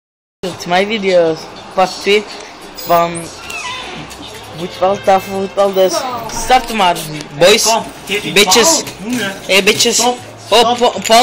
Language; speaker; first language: Dutch; early bilingual, other home language; Turkish